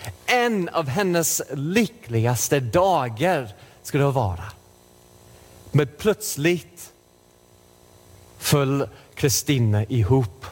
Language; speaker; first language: Swedish; non-native, fluent; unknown